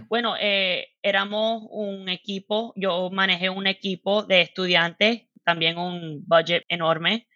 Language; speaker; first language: Spanish; early bilingual, heritage; Spanish